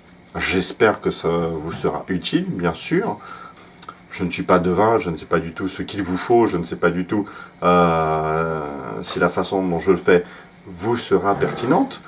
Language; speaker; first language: French; native; French